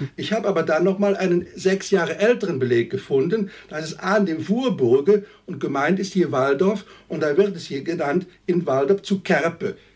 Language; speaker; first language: German; native; German